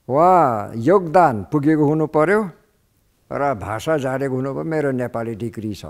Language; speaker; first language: Nepali; non-native, fluent; English